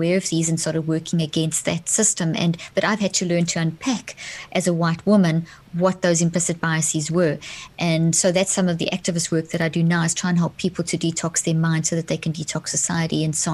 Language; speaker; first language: English; native; English